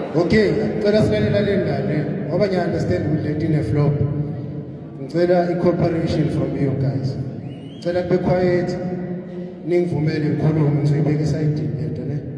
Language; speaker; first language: Zulu; native; Zulu